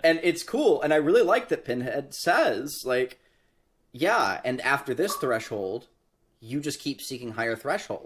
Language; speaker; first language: English; native; English